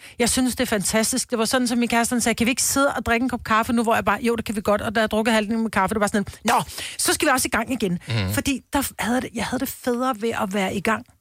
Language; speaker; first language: Danish; native; Danish